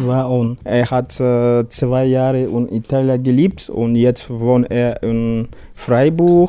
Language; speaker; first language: German; non-native, learner; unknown